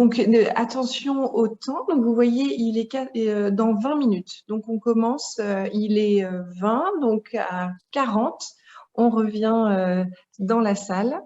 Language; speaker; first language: French; native; French